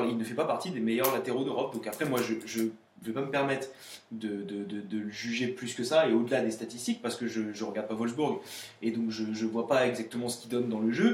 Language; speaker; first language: French; native; French